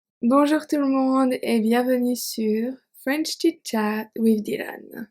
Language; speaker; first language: French; native; French